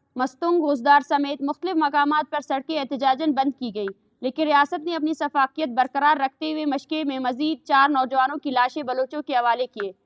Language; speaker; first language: Urdu; non-native, local second language; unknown